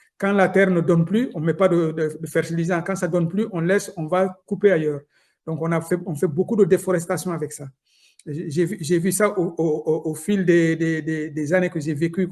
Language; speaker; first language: French; non-native, local second language; Soninke